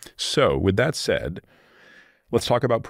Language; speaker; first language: English; native; English